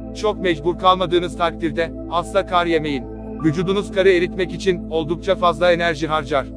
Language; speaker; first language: Turkish; native; Turkish